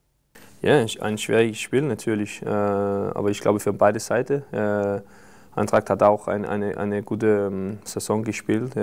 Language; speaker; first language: German; non-native, fluent; Danish